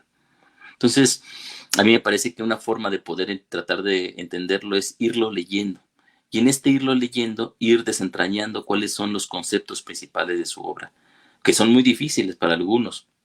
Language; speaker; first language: Spanish; native; Spanish